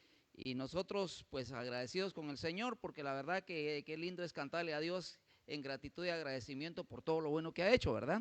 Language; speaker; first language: Spanish; native; Spanish